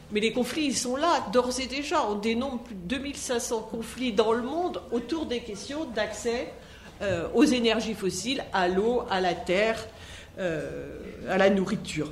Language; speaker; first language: French; native; French